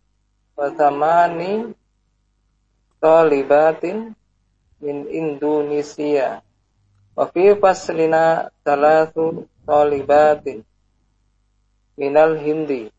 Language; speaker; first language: Arabic; non-native, learner; Indonesian